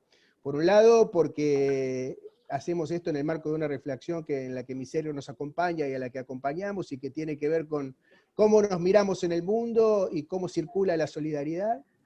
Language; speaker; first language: Spanish; native; Spanish